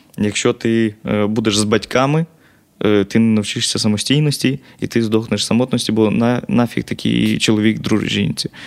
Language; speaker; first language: Ukrainian; native; Ukrainian